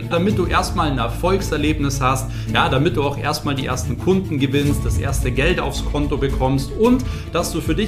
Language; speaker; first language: German; native; German